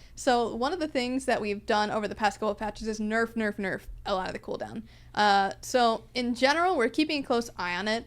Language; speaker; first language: English; native; English